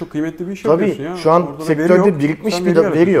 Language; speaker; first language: Turkish; native; Turkish